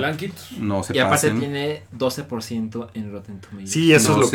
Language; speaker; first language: Spanish; native; Spanish